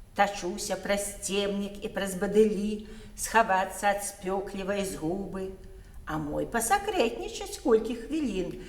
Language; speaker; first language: Belarusian; native; Belarusian